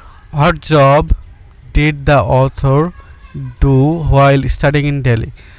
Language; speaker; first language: English; non-native, local second language; Bangla